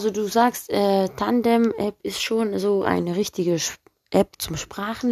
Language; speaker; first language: German; early bilingual, other home language; Turkish